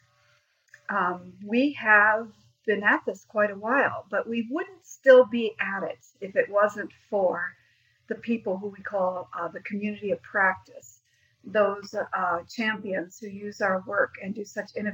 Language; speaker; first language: English; native; English